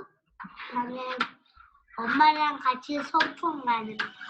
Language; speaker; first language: Korean; early bilingual, heritage; Korean